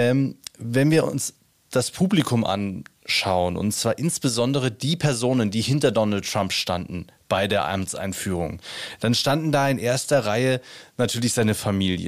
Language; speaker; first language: German; native; German